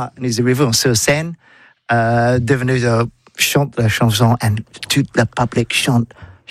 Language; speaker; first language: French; non-native, learner; English